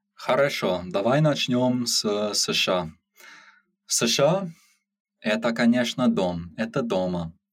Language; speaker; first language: Russian; non-native, learner; English